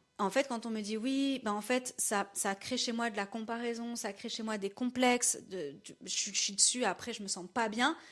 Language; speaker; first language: French; native; French